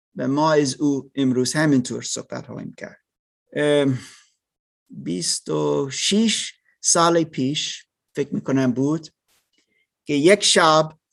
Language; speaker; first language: Persian; non-native, learner; German